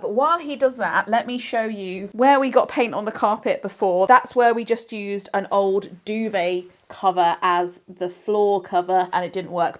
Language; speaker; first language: English; native; English